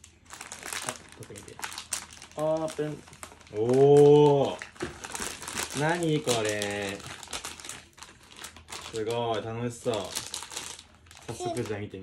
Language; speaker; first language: Japanese; native; Japanese